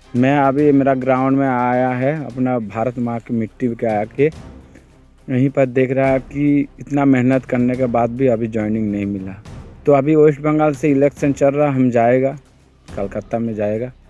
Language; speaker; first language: Hindi; non-native, local second language; Bangla